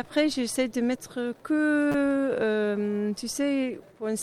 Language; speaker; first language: French; non-native, fluent; English